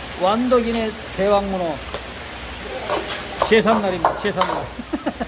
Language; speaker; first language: Korean; native; Korean